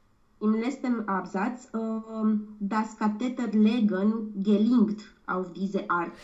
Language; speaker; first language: German; non-native, learner; Romanian